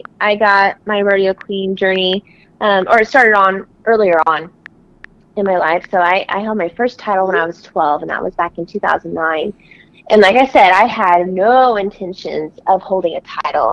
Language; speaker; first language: English; native; English